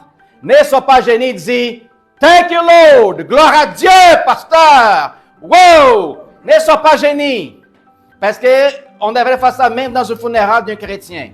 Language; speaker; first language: French; native; French